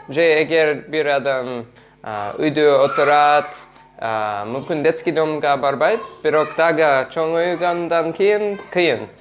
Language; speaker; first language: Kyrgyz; non-native, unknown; English